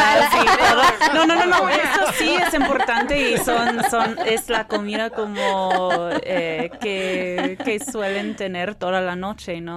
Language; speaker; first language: Spanish; non-native, fluent; English